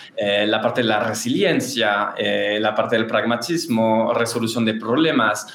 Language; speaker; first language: Spanish; non-native, fluent; French